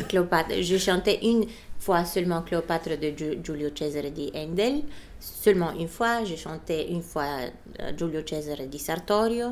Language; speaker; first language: French; non-native, fluent; Bulgarian